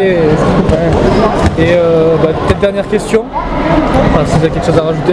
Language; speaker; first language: French; native; French